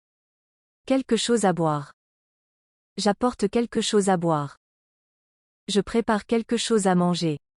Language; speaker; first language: French; non-native, learner; English